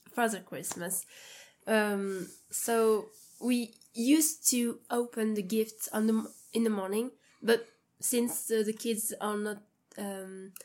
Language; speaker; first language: English; non-native, learner; French